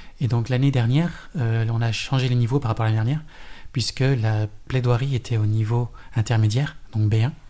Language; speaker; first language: French; native; French